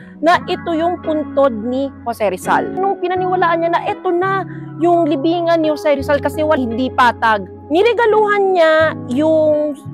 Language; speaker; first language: Filipino; native; Filipino